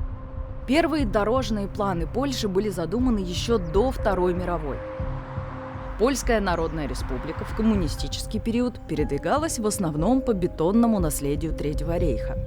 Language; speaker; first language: Russian; native; Russian